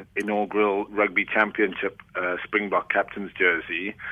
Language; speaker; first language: English; native; English